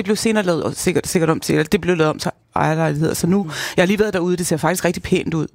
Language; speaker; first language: Danish; native; Danish